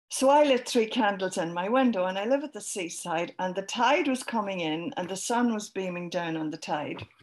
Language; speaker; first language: English; native; English